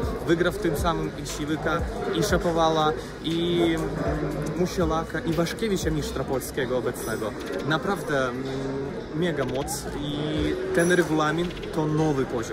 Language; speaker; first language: Polish; non-native, learner; Ukrainian